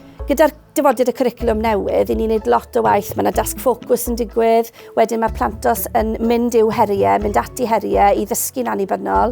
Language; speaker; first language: Welsh; native; Welsh